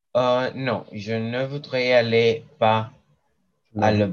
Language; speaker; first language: French; non-native, learner; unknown